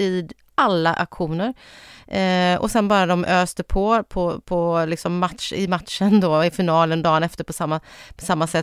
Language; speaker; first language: Swedish; native; Swedish